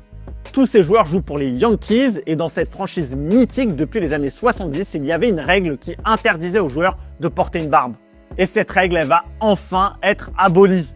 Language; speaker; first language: French; native; French